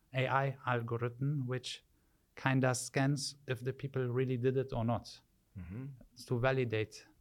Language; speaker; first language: English; early bilingual, other home language; German